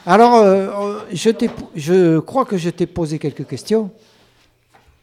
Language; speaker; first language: French; native; French